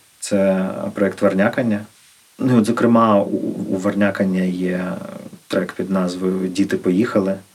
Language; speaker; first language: Ukrainian; non-native, local second language; Russian